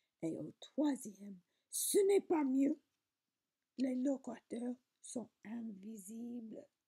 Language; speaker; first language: French; non-native, learner; English